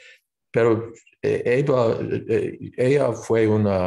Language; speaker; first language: Spanish; non-native, fluent; English